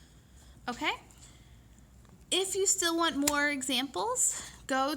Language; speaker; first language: English; native; English